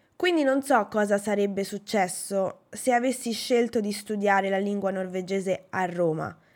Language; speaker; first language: Italian; native; Italian